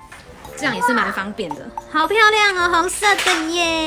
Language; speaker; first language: Chinese; native; Chinese